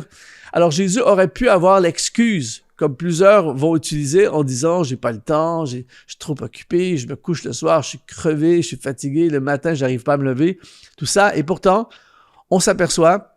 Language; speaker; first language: French; native; French